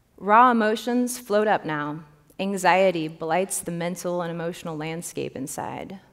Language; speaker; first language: English; native; English